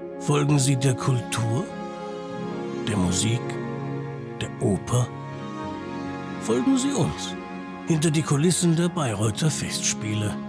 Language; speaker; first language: German; native; German